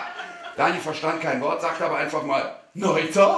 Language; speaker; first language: German; native; German